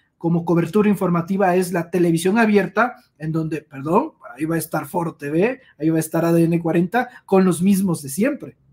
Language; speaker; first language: Spanish; native; Spanish